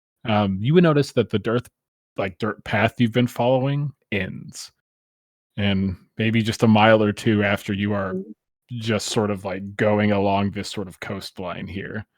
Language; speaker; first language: English; native; English